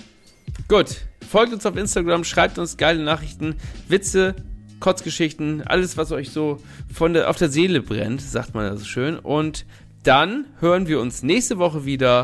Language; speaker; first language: German; native; German